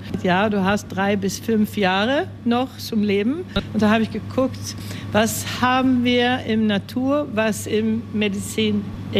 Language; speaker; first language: German; early bilingual, heritage; Swedish